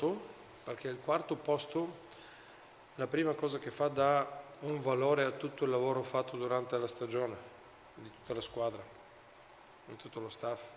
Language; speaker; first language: Italian; non-native, fluent; Bulgarian